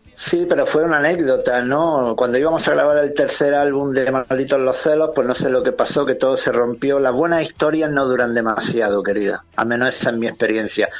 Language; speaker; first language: Spanish; native; Spanish